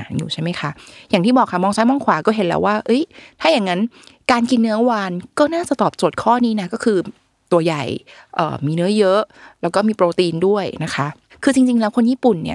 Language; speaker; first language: Thai; native; Thai